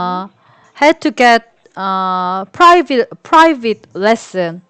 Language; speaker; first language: English; non-native, learner; Korean